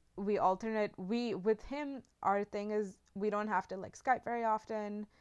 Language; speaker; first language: English; non-native, local second language; Hindi